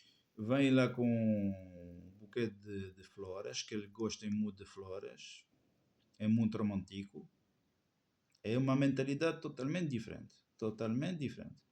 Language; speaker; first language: Portuguese; non-native, fluent; French